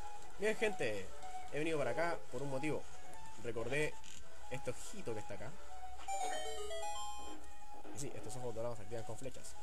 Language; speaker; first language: Spanish; native; Spanish